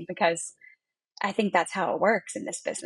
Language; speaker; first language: English; native; English